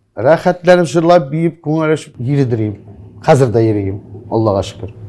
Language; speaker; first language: Tatar; non-native, local second language; Russian